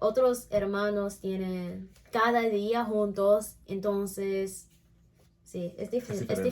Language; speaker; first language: Spanish; non-native, learner; English